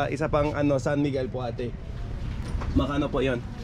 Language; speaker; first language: Filipino; non-native, learner; English